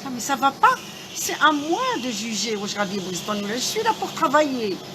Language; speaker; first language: French; non-native, local second language; Arabic